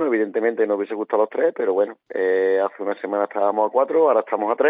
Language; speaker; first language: Spanish; native; Spanish